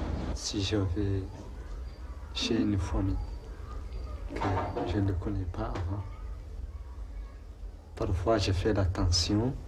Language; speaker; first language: French; non-native, learner; Arabic